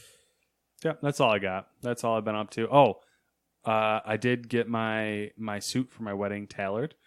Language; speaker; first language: English; native; English